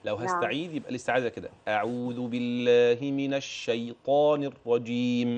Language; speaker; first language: Arabic; native; Arabic